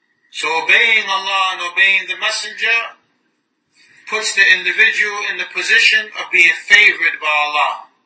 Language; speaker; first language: English; native; English